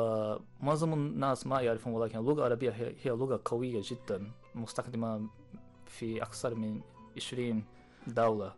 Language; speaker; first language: Arabic; non-native, learner; Japanese